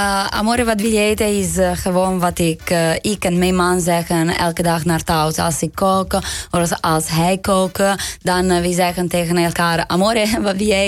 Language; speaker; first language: Dutch; non-native, learner; Italian